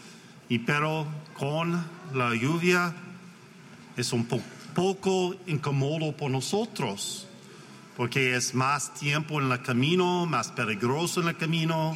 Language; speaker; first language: Spanish; non-native, learner; English